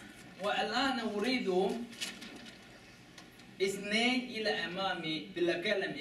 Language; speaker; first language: Arabic; non-native, learner; Chinese